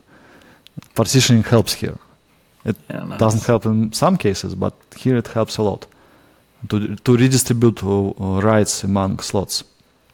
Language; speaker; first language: English; non-native, fluent; Russian